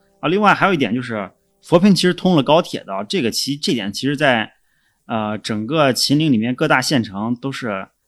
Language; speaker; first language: Chinese; native; Chinese